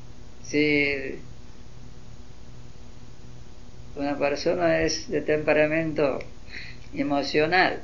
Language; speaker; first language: Spanish; non-native, learner; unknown